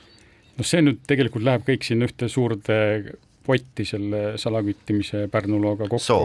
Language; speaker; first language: Estonian; native; Estonian